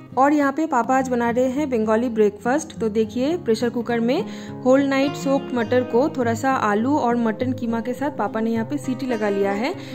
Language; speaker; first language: Hindi; non-native, local second language; Bangla